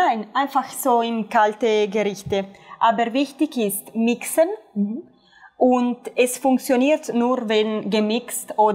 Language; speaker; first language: German; non-native, fluent; Italian